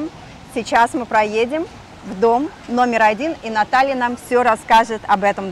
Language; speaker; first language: Russian; native; Russian